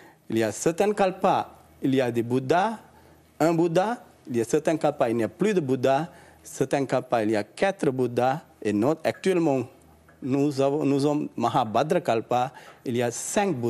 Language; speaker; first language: French; non-native, learner; Sinhala